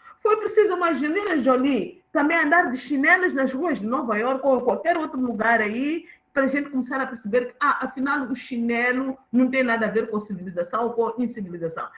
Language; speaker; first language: Portuguese; non-native, local second language; Tsonga